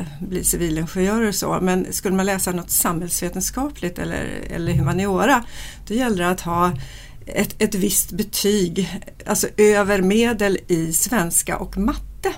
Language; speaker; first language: Swedish; native; Swedish